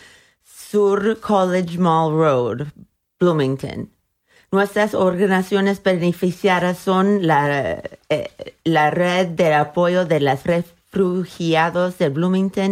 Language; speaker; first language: Spanish; early bilingual, heritage; Spanish